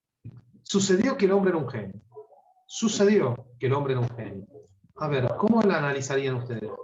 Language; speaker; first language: Spanish; native; Spanish